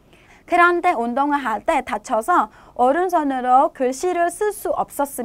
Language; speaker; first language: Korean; non-native, fluent; Khmer